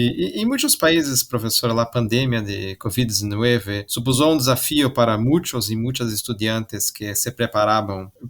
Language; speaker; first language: Portuguese; non-native, learner; Spanish